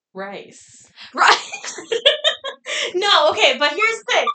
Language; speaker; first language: English; early bilingual, other home language; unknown